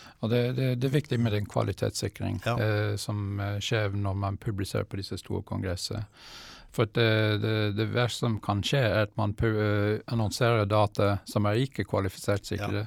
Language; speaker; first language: Norwegian; non-native, fluent; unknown